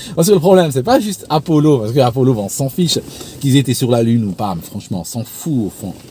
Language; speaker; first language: French; non-native, local second language; Arabic